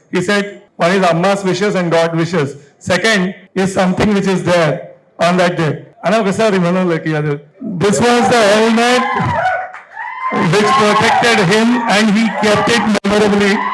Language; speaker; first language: English; non-native, local second language; Telugu